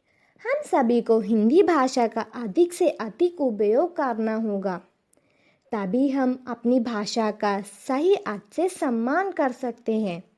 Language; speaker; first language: Hindi; non-native, local second language; Malayalam